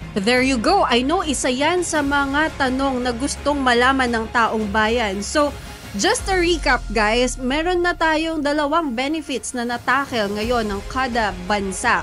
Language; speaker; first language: Filipino; native; Filipino